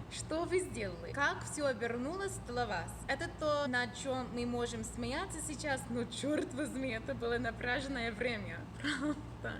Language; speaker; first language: Russian; non-native, fluent; English